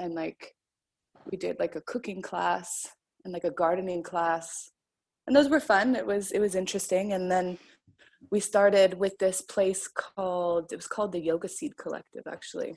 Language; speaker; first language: English; native; English